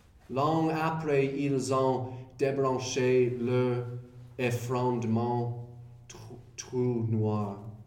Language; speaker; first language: French; non-native, learner; English